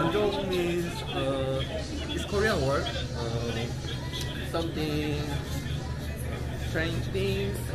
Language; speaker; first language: English; non-native, learner; Korean